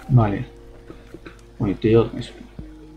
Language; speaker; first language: Spanish; native; Spanish